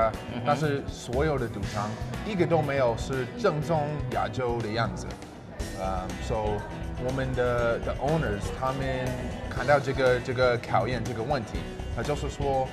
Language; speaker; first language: Chinese; non-native, fluent; English